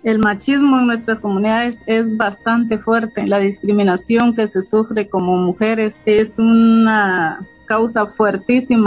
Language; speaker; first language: Spanish; native; Spanish